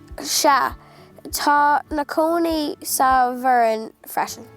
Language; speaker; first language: Irish; non-native, local second language; English